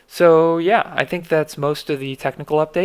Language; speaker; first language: English; native; English